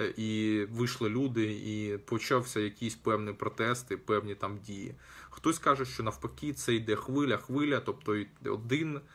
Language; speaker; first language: Ukrainian; non-native, local second language; Russian